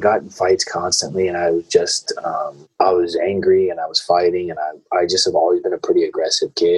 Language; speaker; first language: English; native; English